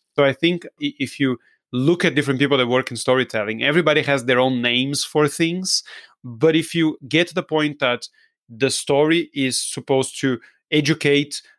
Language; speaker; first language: English; non-native, fluent; Portuguese